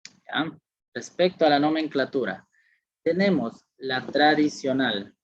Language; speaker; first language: Spanish; native; Spanish